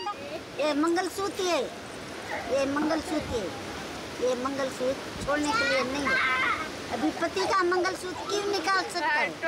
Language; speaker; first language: Hindi; non-native, local second language; Malayalam